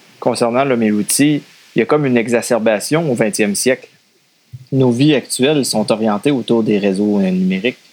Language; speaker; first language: French; native; French